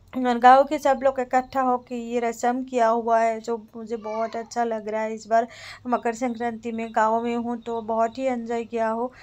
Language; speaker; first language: Hindi; non-native, local second language; Assamese